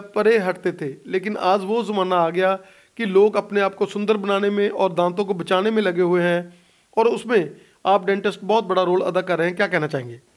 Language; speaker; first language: Hindi; non-native, local second language; Punjabi